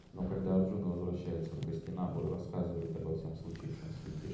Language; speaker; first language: Russian; native; Russian